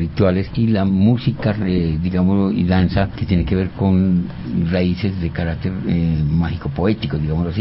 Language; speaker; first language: Spanish; native; Spanish